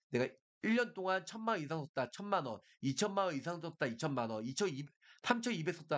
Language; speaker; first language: Korean; native; Korean